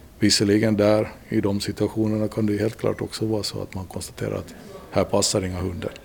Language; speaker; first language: Swedish; native; Swedish